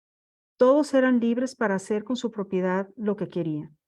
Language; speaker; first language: Spanish; native; Spanish